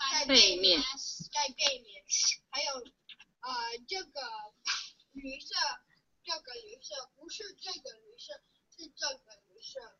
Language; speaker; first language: Chinese; non-native, learner; English